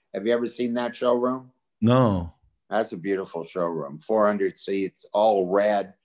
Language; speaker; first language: English; native; English